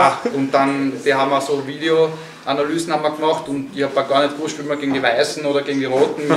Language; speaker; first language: German; native; German